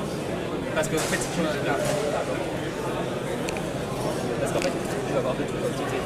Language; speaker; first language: French; native; French